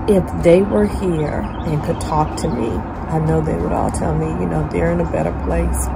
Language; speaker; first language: English; native; English